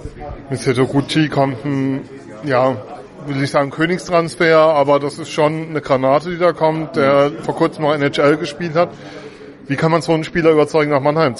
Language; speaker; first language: German; native; German